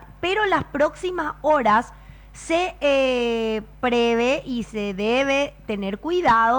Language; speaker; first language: Spanish; native; Spanish